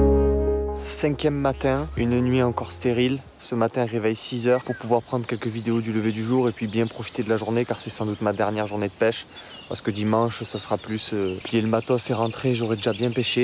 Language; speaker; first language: French; native; French